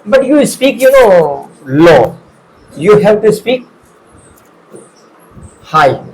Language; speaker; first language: English; non-native, fluent; Hindi